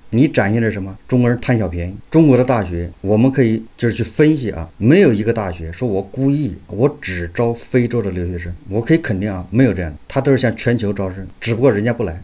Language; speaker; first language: Chinese; native; Chinese